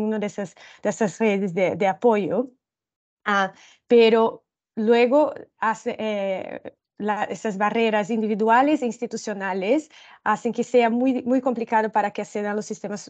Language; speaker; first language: Spanish; non-native, fluent; Portuguese